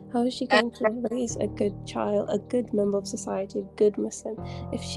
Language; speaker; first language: English; native; English